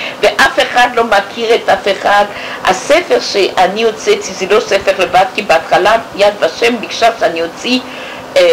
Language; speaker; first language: Hebrew; non-native, fluent; French